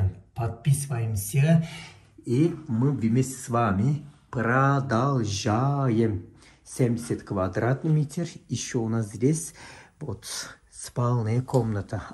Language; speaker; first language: Russian; non-native, fluent; Turkish